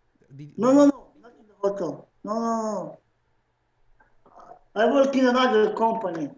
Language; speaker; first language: English; non-native, learner; Slovenian